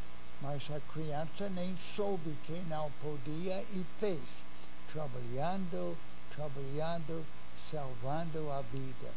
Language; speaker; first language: Portuguese; non-native, fluent; English